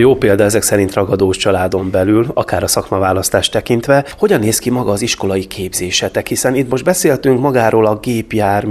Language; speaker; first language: Hungarian; native; Hungarian